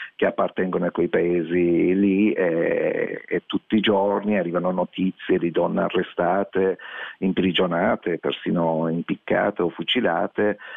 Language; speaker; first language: Italian; non-native, fluent; Persian